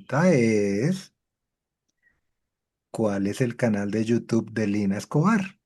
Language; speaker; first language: Spanish; native; Spanish